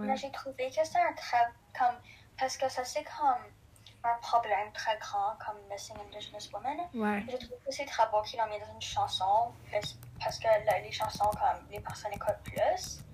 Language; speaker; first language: French; non-native, local second language; English